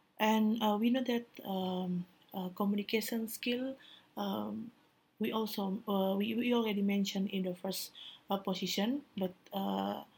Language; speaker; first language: English; non-native, learner; Indonesian